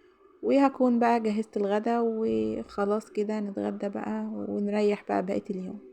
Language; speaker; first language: Arabic; native; Arabic